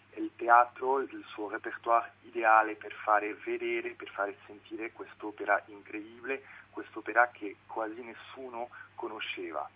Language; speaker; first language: Italian; non-native, fluent; French